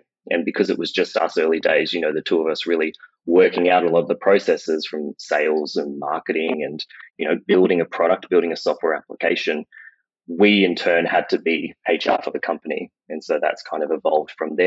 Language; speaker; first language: English; native; English